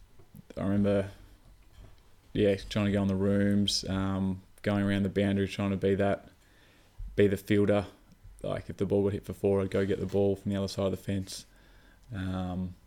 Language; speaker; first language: English; native; English